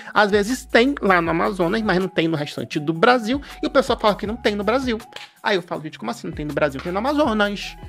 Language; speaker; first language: Portuguese; native; Portuguese